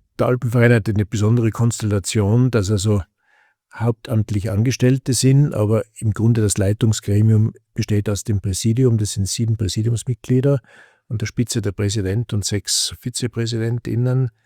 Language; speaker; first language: German; native; German